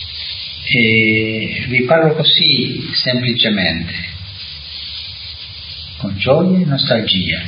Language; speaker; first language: Italian; non-native, fluent; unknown